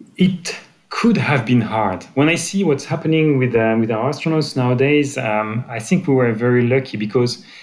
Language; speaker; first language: English; non-native, fluent; French